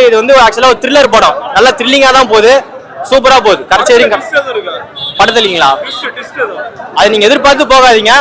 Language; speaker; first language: Tamil; native; Tamil